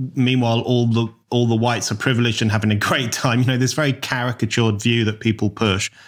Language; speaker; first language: English; native; English